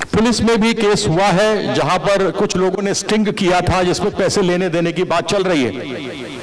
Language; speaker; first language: Hindi; native; Hindi